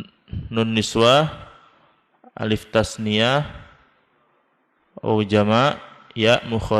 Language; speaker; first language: Arabic; non-native, fluent; Indonesian